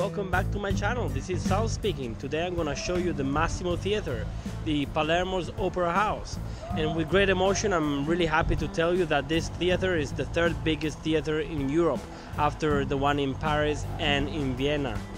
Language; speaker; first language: English; non-native, fluent; Italian